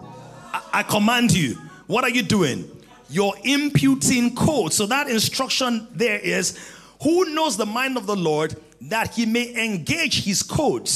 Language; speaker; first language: English; non-native, local second language; Yoruba